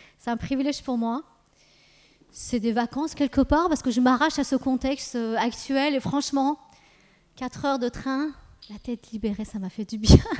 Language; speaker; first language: French; early bilingual, other home language; Persian